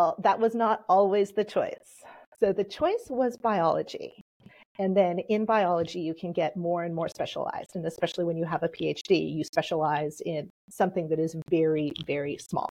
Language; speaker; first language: English; early bilingual, other home language; Polish